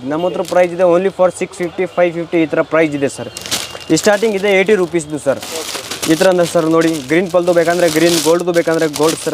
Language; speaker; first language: Kannada; non-native, local second language; Hindi